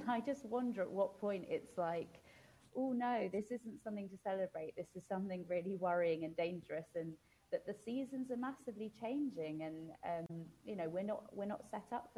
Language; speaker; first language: English; native; English